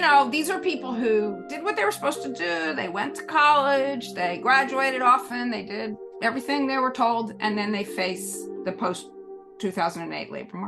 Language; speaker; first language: English; native; English